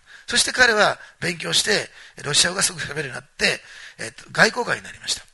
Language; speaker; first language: Japanese; native; Japanese